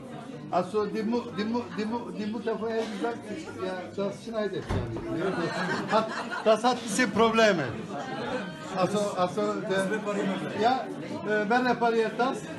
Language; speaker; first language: German; non-native, fluent; Albanian